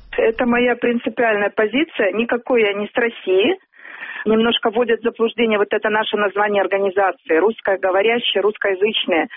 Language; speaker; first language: Russian; native; Russian